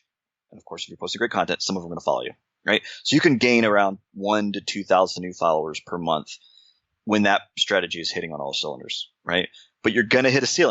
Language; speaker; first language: English; native; English